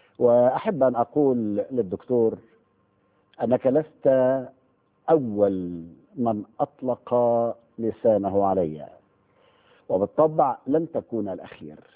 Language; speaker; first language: Arabic; native; Arabic